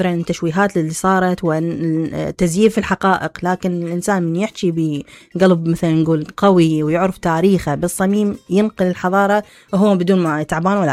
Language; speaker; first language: Arabic; native; Arabic